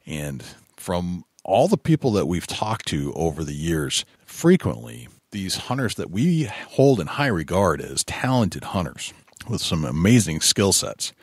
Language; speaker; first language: English; native; English